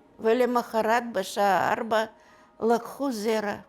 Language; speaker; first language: Hebrew; non-native, learner; Russian